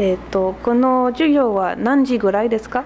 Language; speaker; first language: Japanese; non-native, learner; French